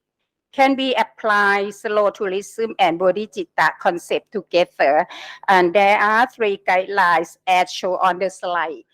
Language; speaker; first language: English; non-native, learner; Thai